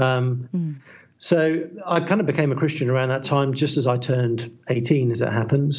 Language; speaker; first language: English; native; English